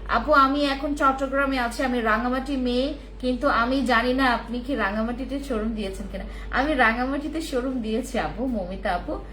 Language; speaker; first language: Bangla; non-native, local second language; Khasi